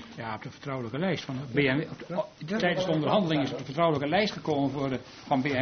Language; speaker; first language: Dutch; native; Dutch